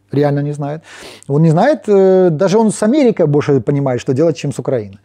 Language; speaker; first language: Russian; non-native, local second language; Polish